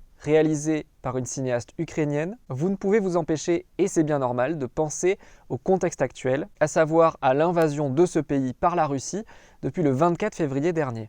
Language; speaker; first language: French; native; French